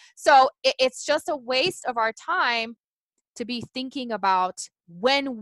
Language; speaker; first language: English; non-native, fluent; Portuguese